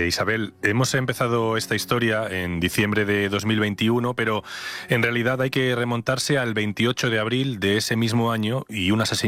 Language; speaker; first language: Spanish; native; Spanish